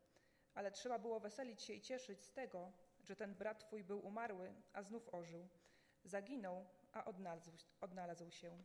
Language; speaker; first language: Polish; native; Polish